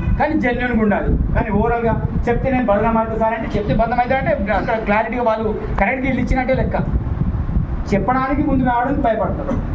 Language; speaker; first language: Telugu; non-native, local second language; Gondi